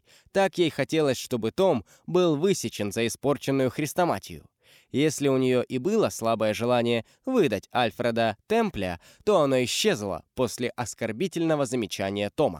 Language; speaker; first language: Russian; native; Russian